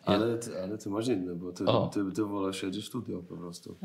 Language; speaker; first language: Polish; non-native, learner; English